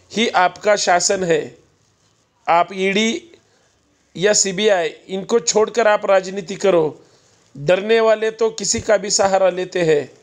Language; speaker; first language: Hindi; non-native, local second language; Marathi